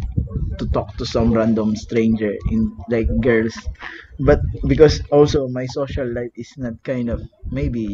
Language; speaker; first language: English; non-native, learner; Filipino